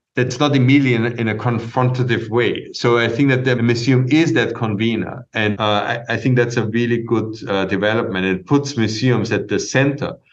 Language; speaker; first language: English; non-native, fluent; German